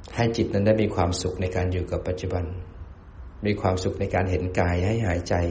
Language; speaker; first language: Thai; native; Thai